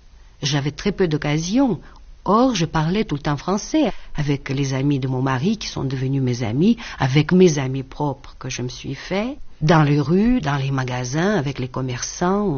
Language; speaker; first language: French; non-native, fluent; Russian